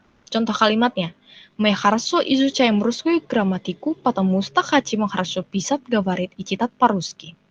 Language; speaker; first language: Russian; non-native, learner; Indonesian